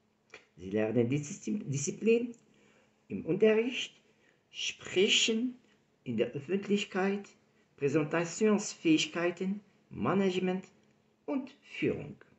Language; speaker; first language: German; non-native, fluent; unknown